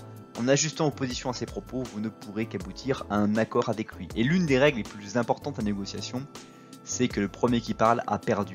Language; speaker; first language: French; native; French